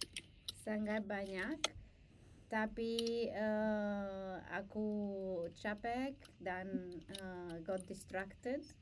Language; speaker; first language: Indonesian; non-native, learner; Italian